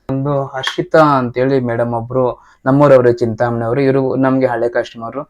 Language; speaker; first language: Kannada; non-native, local second language; Telugu